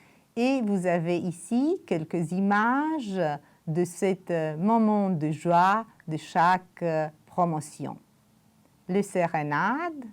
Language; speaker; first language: French; non-native, fluent; Romanian